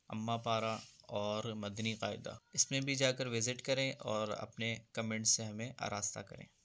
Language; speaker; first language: Urdu; native; Urdu